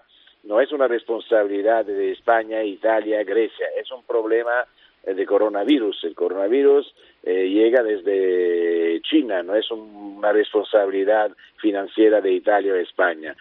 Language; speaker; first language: Spanish; non-native, fluent; Italian